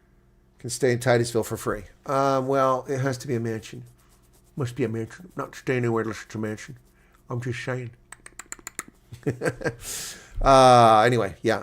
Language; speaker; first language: English; native; English